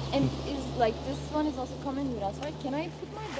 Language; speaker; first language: English; non-native, learner; Korean